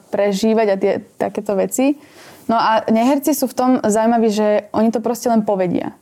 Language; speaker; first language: Slovak; native; Slovak